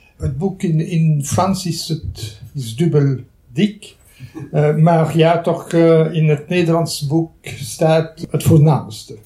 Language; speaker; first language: Dutch; non-native, local second language; French